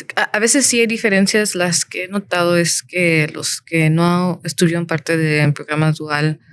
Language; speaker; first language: Spanish; early bilingual, heritage; Spanish